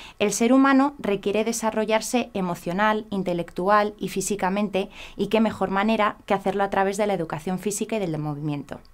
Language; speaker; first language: Spanish; native; Spanish